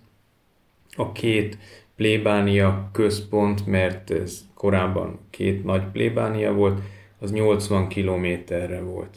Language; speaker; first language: Hungarian; native; Hungarian